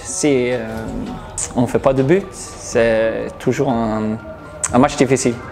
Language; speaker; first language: French; non-native, learner; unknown